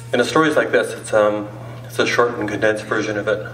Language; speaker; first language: English; native; English